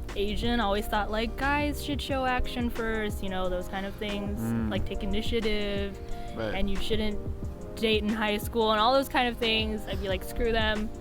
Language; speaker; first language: English; native; English